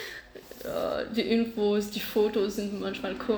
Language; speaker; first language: German; non-native, learner; French